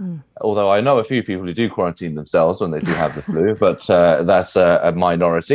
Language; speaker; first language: English; native; English